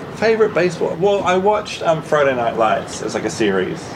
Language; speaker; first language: English; native; English